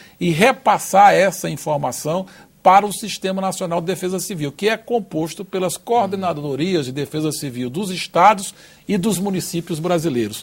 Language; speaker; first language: Portuguese; native; Portuguese